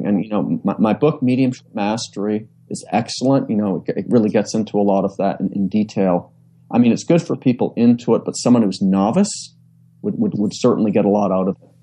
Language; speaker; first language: English; native; English